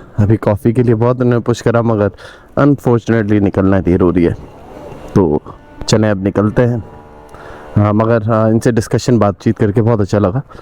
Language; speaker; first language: Urdu; native; Urdu